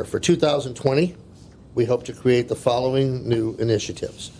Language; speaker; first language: English; native; English